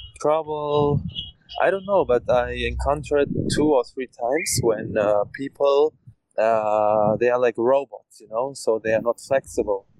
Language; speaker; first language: English; non-native, learner; German